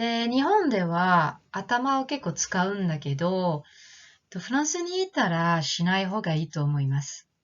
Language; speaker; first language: Japanese; non-native, fluent; French